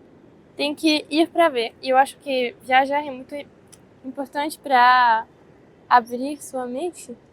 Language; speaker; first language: Portuguese; non-native, fluent; French